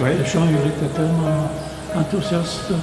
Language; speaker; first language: French; non-native, local second language; German